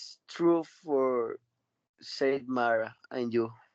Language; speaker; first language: English; non-native, learner; Spanish